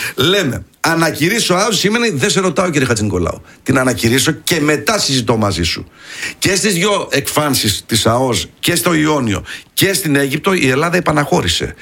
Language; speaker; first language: Greek; early bilingual, heritage; Greek